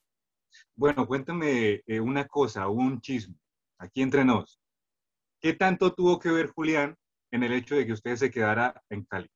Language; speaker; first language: Spanish; native; Spanish